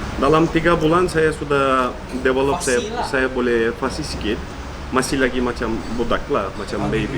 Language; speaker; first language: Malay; non-native, fluent; Turkish